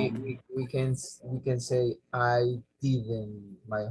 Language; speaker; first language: English; non-native, learner; Spanish